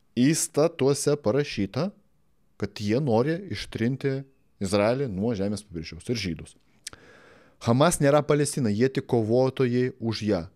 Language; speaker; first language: Lithuanian; native; Lithuanian